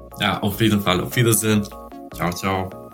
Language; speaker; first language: German; non-native, learner; Serbian